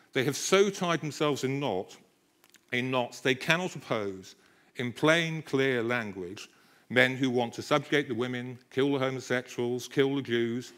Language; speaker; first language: English; native; English